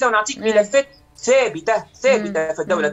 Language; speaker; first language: Arabic; native; Arabic